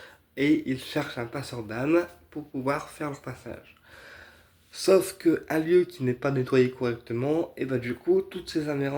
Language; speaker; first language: French; native; French